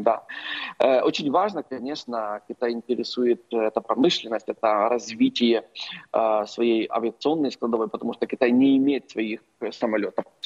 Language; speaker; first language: Russian; non-native, local second language; Ukrainian